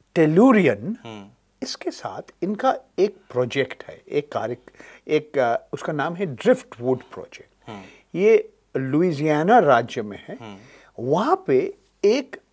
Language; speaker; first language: Hindi; native; Hindi